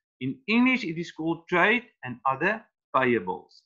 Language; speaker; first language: English; non-native, local second language; Afrikaans